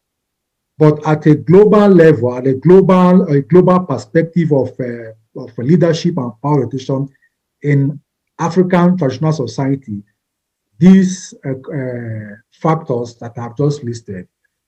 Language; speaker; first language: English; non-native, local second language; Igbo